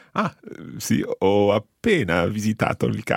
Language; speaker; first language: Italian; non-native, fluent; English